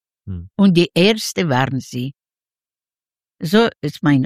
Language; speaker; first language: German; non-native, fluent; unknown